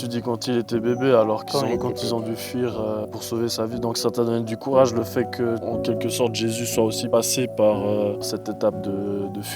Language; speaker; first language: French; native; French